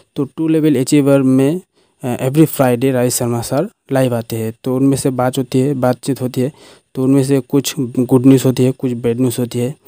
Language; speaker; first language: Hindi; native; Hindi